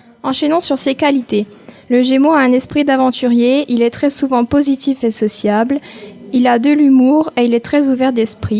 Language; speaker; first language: French; native; French